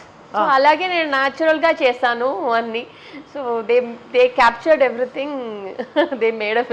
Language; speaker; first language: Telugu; non-native, learner; Malayalam